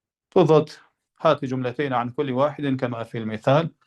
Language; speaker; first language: Arabic; non-native, fluent; Albanian